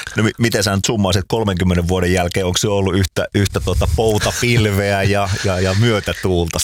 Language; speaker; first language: Finnish; native; Finnish